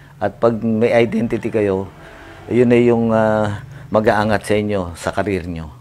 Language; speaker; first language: Filipino; native; Filipino